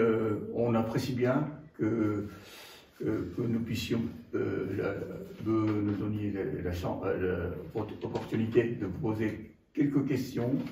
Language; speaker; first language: French; non-native, fluent; Japanese